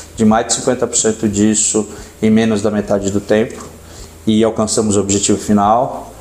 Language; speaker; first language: Portuguese; native; Portuguese